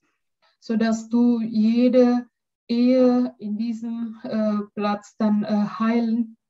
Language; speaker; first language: German; non-native, learner; Indonesian